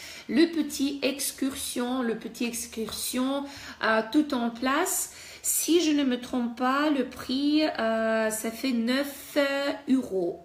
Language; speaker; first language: French; non-native, fluent; Russian